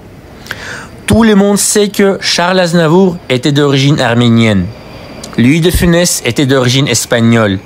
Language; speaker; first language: French; non-native, fluent; Russian